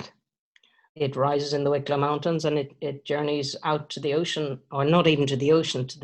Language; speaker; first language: English; native; English